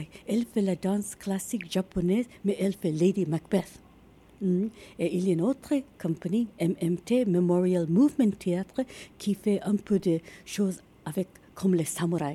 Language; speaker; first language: French; non-native, learner; Japanese